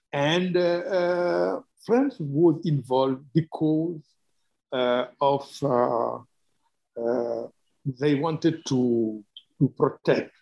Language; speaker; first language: English; non-native, fluent; Wolof